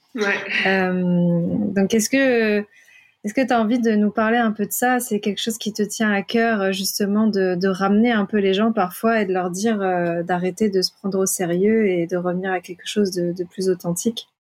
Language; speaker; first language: French; native; French